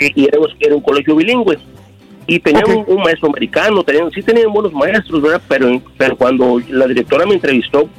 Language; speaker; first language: Spanish; native; Spanish